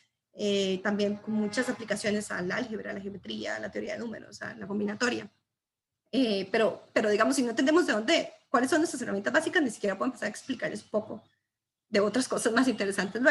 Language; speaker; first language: Spanish; native; Spanish